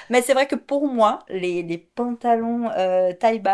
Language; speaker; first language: French; non-native, fluent; Portuguese